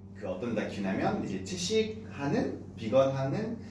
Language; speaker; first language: Korean; non-native, fluent; French